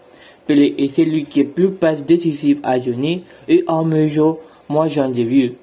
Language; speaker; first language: French; non-native, learner; Spanish